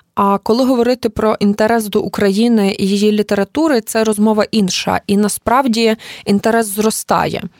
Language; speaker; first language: Ukrainian; native; Ukrainian